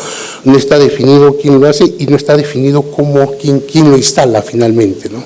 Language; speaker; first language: Spanish; native; Spanish